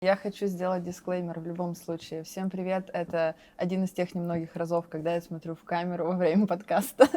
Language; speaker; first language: Russian; native; Russian